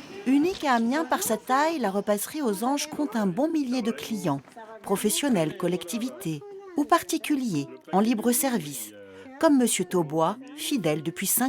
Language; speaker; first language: French; native; French